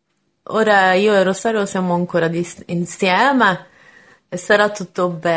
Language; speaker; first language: Italian; non-native, learner; Norwegian